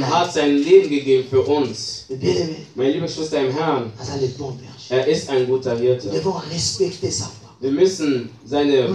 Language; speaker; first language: German; non-native, fluent; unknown